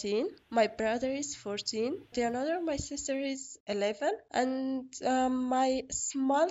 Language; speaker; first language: English; non-native, learner; Persian